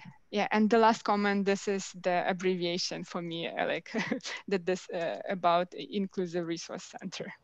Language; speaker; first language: English; non-native, fluent; Ukrainian